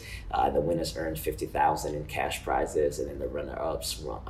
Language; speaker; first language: English; non-native, local second language; Ganda